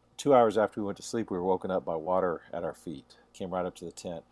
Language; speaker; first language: English; native; English